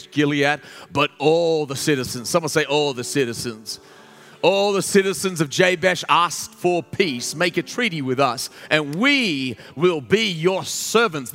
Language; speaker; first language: English; native; English